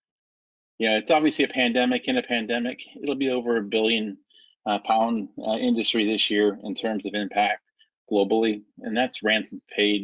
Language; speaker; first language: English; native; English